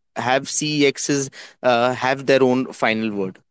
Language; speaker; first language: English; non-native, local second language; Hindi